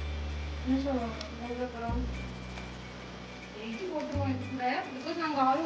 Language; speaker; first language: Tamil; non-native, learner; Hindi